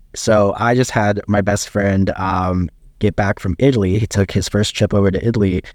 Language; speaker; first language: English; native; English